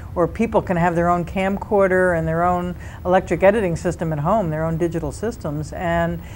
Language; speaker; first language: English; native; English